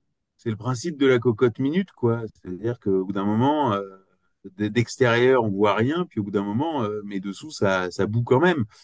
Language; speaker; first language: French; native; French